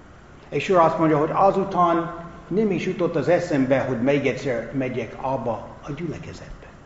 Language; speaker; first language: Hungarian; non-native, fluent; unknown